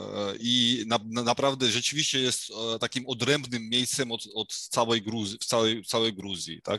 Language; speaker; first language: Polish; non-native, fluent; Georgian